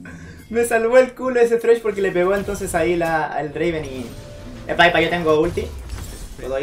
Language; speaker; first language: Spanish; native; Spanish